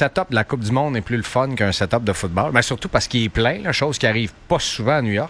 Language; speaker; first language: French; native; French